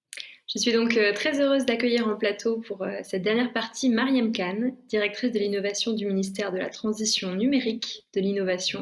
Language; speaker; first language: French; native; French